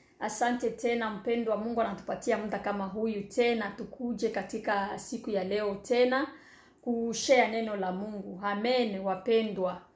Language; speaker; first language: Swahili; native; Swahili